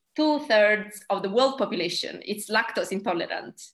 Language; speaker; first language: English; non-native, fluent; Italian